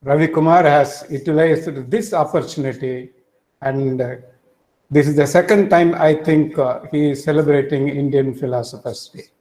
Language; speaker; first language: English; non-native, local second language; Tamil